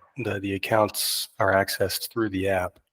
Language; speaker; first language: English; native; English